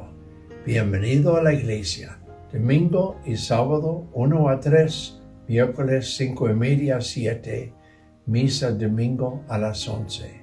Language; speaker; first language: Spanish; non-native, learner; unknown